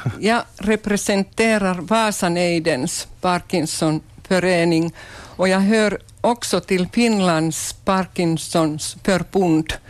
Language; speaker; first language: Swedish; non-native, local second language; Finnish